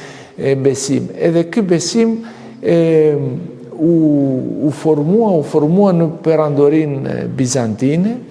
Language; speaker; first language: Albanian; non-native, fluent; Greek